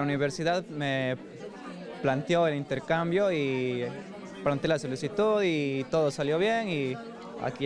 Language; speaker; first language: Portuguese; non-native, learner; Spanish